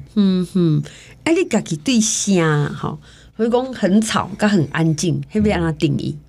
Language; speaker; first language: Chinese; native; Chinese